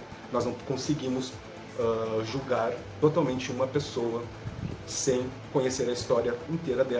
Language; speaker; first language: Portuguese; native; Portuguese